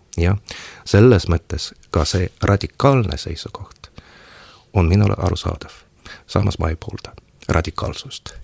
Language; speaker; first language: Estonian; non-native, local second language; Russian